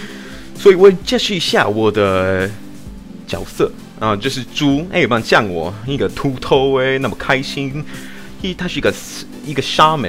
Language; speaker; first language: Chinese; non-native, fluent; English